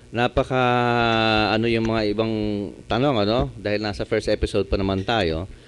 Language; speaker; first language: Filipino; native; Filipino